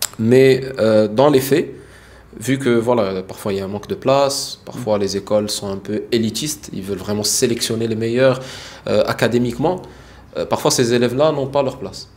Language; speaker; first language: French; early bilingual, other home language; Arabic